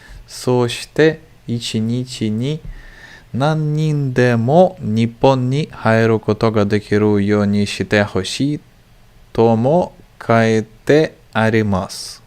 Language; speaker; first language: Japanese; non-native, learner; English